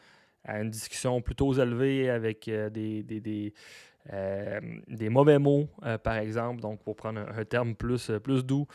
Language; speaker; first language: French; native; French